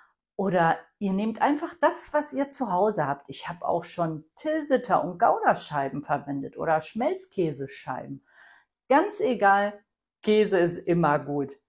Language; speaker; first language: German; native; German